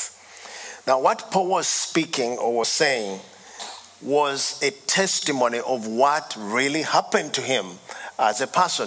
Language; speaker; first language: English; non-native, local second language; Ganda